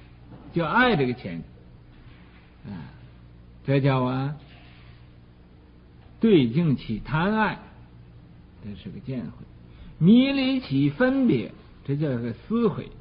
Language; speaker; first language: Chinese; native; Chinese